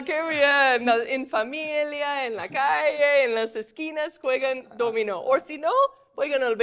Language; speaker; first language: Spanish; non-native, fluent; English